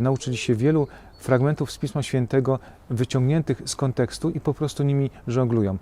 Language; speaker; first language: Polish; native; Polish